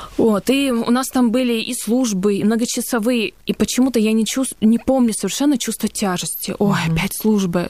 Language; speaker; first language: Russian; early bilingual, heritage; Russian